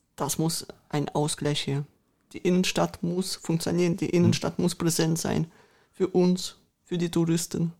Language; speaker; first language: German; early bilingual, other home language; Russian